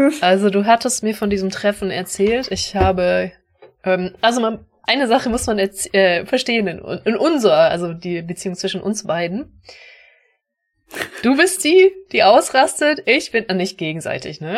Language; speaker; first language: German; native; German